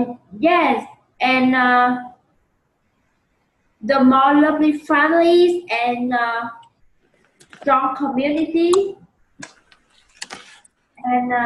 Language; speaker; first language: English; non-native, learner; Vietnamese